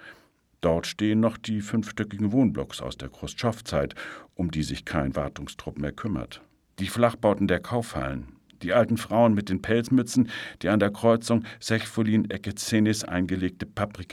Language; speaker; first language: German; native; German